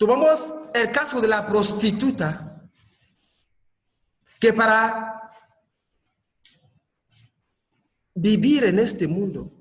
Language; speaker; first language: Spanish; non-native, fluent; French